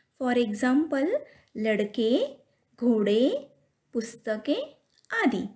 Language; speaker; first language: Hindi; non-native, local second language; Marathi